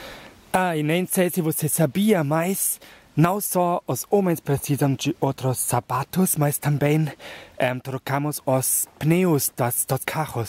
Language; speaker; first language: Portuguese; non-native, fluent; German